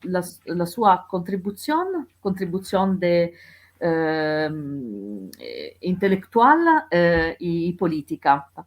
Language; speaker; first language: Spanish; non-native, learner; Italian